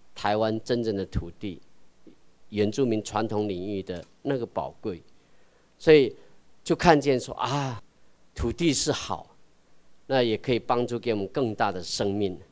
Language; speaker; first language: Chinese; native; Chinese